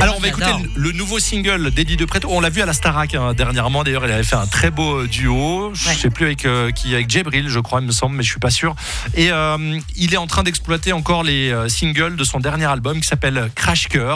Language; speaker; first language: French; native; French